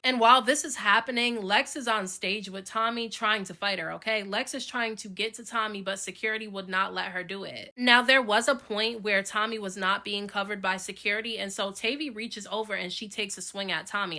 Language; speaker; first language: English; native; English